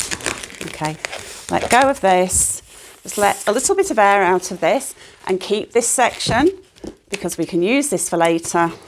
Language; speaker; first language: English; native; English